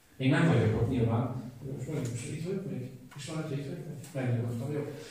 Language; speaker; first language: Hungarian; native; Hungarian